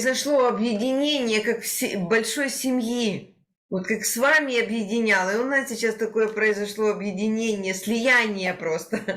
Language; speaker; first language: Russian; native; Russian